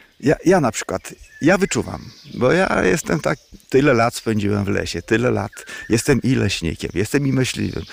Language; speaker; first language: Polish; native; Polish